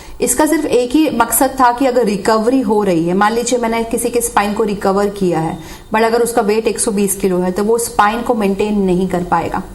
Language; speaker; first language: Hindi; native; Hindi